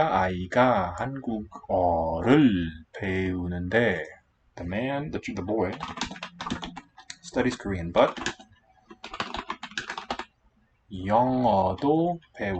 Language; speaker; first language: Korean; non-native, learner; English